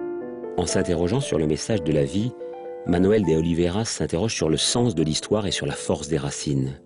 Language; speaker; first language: French; native; French